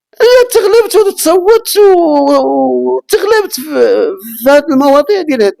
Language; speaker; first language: Arabic; native; Arabic